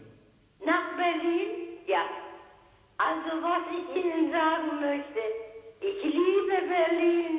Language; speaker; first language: German; non-native, local second language; Hungarian